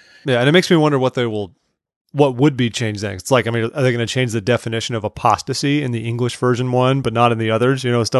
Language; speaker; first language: English; native; English